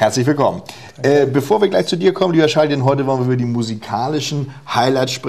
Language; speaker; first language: German; native; German